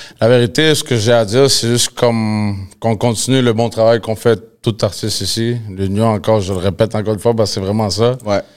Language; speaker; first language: French; early bilingual, other home language; Spanish